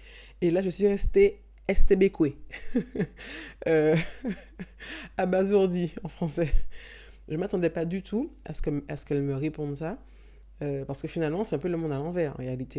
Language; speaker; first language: French; native; French